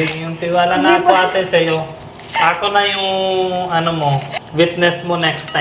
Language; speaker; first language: Filipino; non-native, learner; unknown